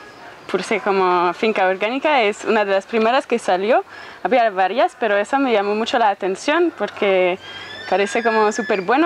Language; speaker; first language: Spanish; non-native, fluent; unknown